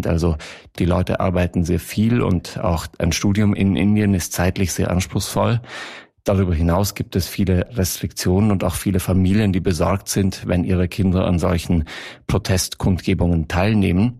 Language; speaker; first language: German; native; German